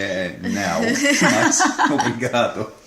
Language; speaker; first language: Portuguese; non-native, fluent; English